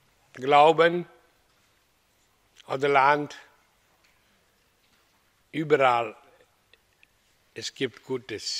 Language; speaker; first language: German; non-native, learner; Hindi